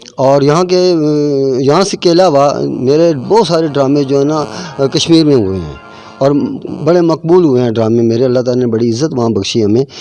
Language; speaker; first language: Urdu; non-native, local second language; Punjabi